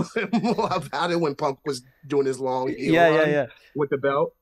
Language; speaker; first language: English; native; English